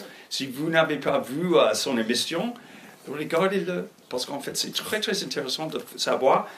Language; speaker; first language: French; non-native, fluent; English